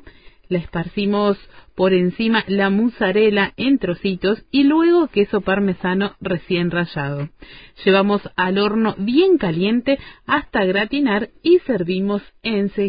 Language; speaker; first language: Spanish; native; Spanish